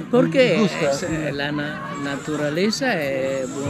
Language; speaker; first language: Spanish; non-native, learner; Italian